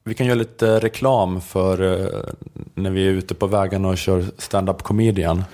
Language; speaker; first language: Swedish; native; Swedish